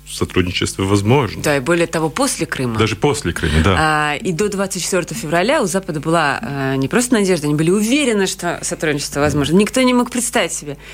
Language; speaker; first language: Russian; native; Russian